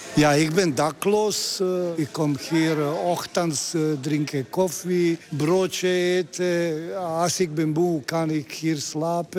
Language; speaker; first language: Dutch; non-native, learner; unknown